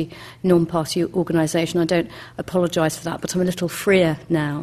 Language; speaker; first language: English; native; English